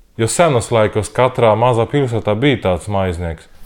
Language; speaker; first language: Latvian; non-native, learner; Polish